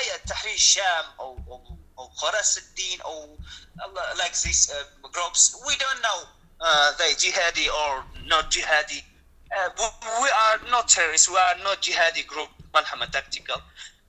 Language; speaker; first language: English; non-native, learner; Russian